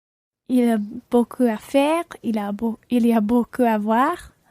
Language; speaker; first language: French; non-native, learner; English